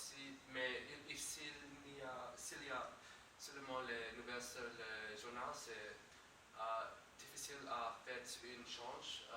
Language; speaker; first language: French; non-native, learner; English